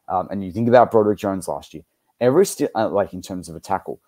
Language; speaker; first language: English; native; English